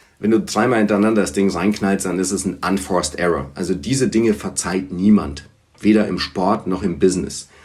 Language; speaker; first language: German; early bilingual, other home language; Bulgarian